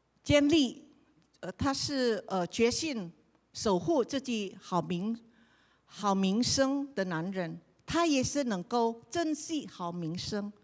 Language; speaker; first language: Chinese; non-native, learner; Indonesian